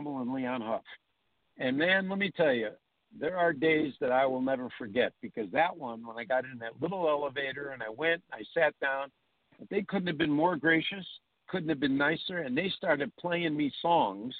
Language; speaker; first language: English; native; English